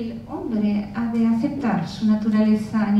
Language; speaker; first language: Spanish; native; Spanish